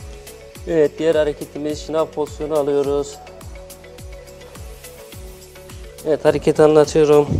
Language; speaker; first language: Turkish; native; Turkish